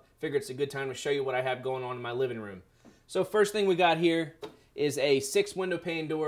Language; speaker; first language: English; native; English